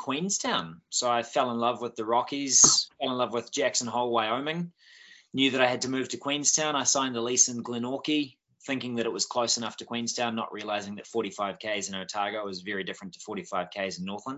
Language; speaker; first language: English; native; English